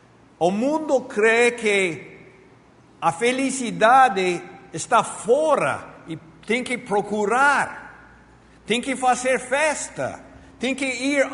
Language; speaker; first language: Portuguese; non-native, fluent; Spanish